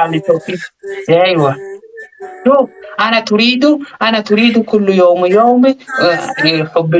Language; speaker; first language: Arabic; non-native, learner; Oromo